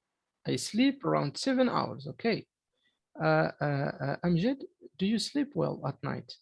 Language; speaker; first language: English; non-native, fluent; Arabic